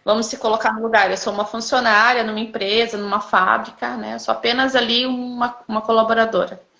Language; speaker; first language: Portuguese; native; Portuguese